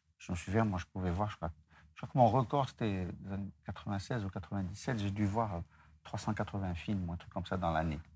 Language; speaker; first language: French; non-native, local second language; Arabic